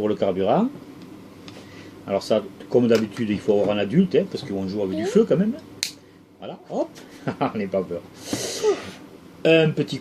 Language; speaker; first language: French; native; French